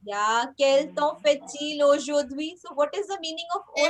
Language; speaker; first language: English; non-native, local second language; Hindi